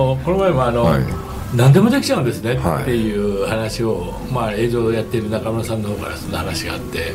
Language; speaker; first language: Japanese; native; Japanese